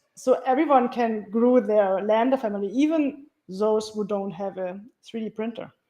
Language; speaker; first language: English; non-native, fluent; German